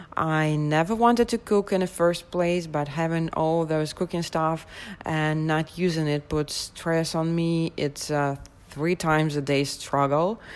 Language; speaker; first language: English; non-native, fluent; Russian